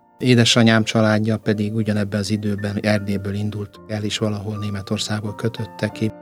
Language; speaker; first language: Hungarian; early bilingual, heritage; Hungarian